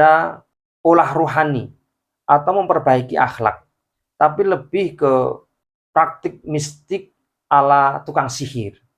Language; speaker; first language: Indonesian; native; Indonesian